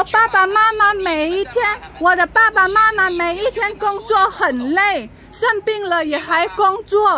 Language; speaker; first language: Chinese; non-native, fluent; Indonesian